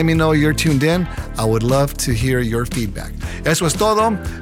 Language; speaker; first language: English; early bilingual, other home language; Spanish